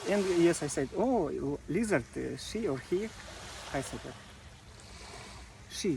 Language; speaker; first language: English; non-native, learner; Russian